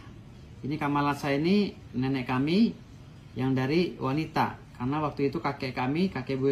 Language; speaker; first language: Indonesian; native; Indonesian